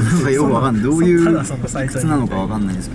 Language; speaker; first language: Japanese; native; Japanese